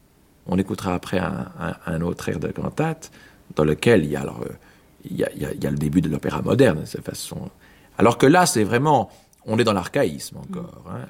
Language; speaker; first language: French; native; French